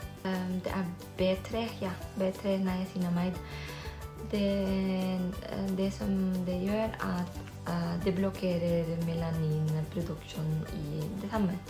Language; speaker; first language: Norwegian; non-native, fluent; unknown